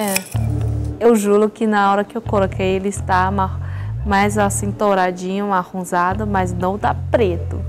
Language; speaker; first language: Portuguese; non-native, fluent; Chinese